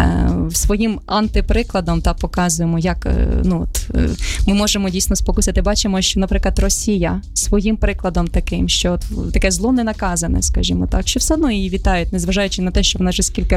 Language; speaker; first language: Ukrainian; native; Ukrainian